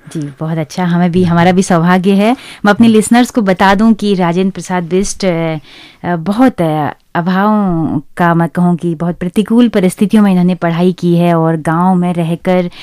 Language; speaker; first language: Hindi; native; Hindi